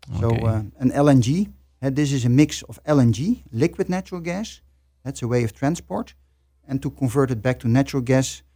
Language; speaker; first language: English; non-native, fluent; Dutch